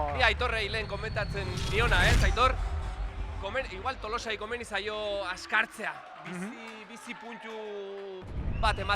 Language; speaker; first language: Basque; native; Basque